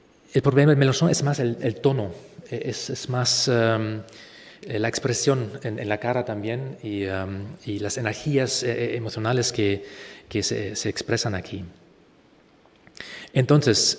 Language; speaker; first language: Spanish; non-native, fluent; German